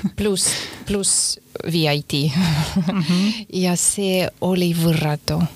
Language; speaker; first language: Estonian; non-native, local second language; Russian